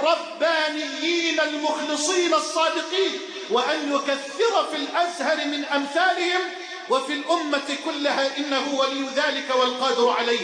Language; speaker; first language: Arabic; native; Arabic